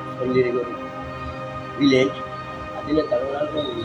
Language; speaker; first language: Tamil; non-native, local second language; Sinhala